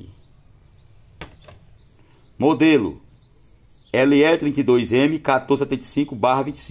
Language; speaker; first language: Portuguese; native; Portuguese